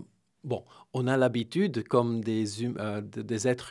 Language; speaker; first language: French; non-native, fluent; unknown